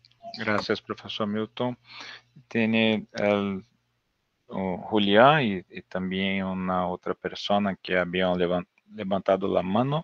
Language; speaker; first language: Spanish; non-native, learner; Portuguese